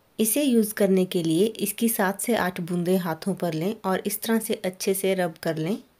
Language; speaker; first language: Hindi; native; Hindi